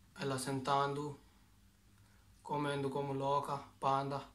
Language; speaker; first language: Portuguese; non-native, learner; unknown